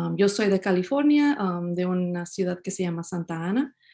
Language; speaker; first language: Spanish; early bilingual, heritage; Spanish